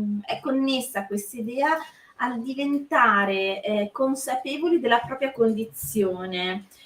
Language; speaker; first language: Italian; native; Italian